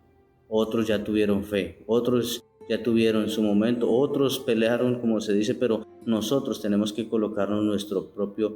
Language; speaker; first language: Spanish; native; Spanish